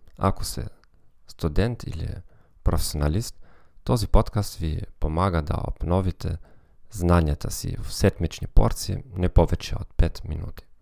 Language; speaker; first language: Bulgarian; non-native, learner; German